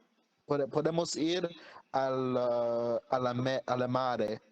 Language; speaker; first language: Spanish; non-native, learner; English